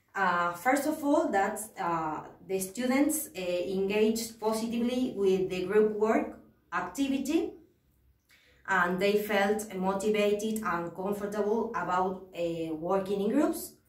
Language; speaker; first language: English; non-native, fluent; Spanish